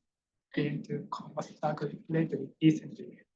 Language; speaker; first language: English; non-native, fluent; Japanese